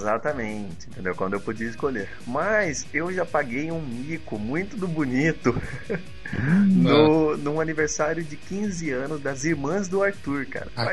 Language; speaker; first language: Portuguese; native; Portuguese